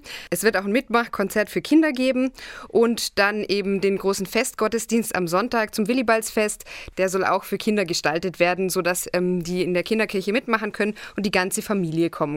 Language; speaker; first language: German; native; German